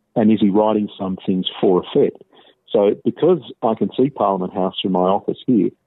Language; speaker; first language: English; native; English